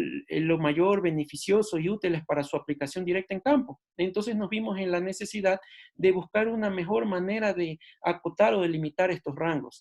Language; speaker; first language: Spanish; native; Spanish